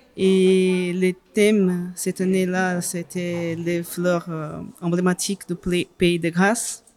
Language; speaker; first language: French; non-native, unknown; Portuguese